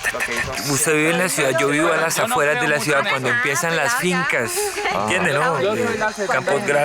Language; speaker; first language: Spanish; native; Spanish